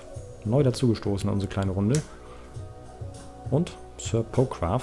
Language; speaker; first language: German; native; German